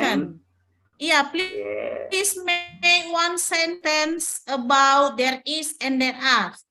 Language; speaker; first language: English; non-native, learner; Indonesian